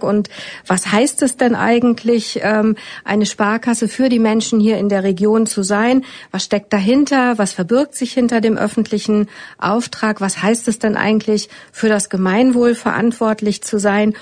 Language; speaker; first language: German; native; German